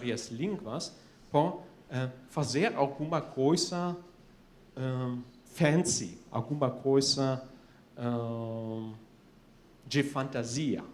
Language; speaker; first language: Portuguese; non-native, fluent; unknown